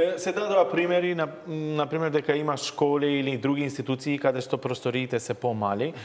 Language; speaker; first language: Macedonian; non-native, local second language; Albanian